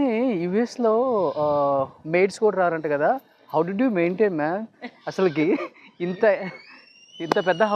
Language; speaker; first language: Telugu; native; Telugu